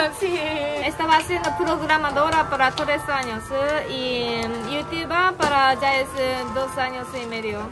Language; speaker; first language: Spanish; non-native, fluent; Japanese